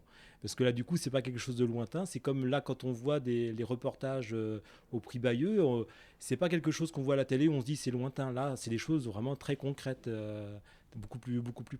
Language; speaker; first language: French; native; French